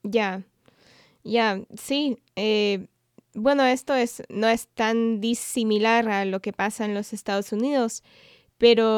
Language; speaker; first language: Spanish; non-native, fluent; English